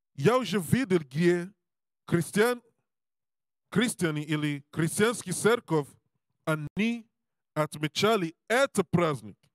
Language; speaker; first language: Russian; non-native, learner; Serbian